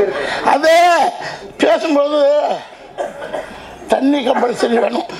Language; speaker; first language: Tamil; native; Tamil